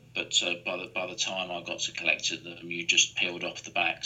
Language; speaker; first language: English; native; English